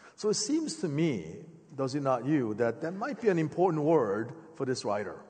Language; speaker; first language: English; native; English